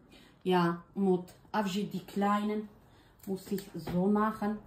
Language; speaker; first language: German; non-native, learner; Kurdish